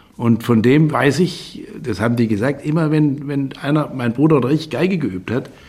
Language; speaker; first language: German; native; German